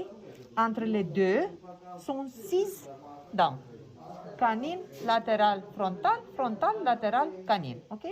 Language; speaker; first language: French; non-native, fluent; Romanian